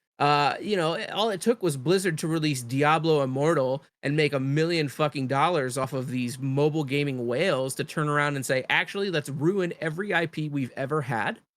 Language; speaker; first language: English; native; English